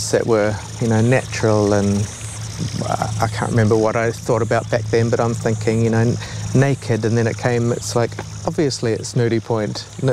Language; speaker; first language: English; native; English